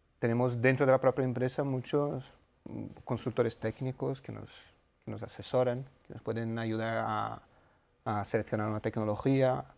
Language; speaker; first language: Spanish; non-native, fluent; Portuguese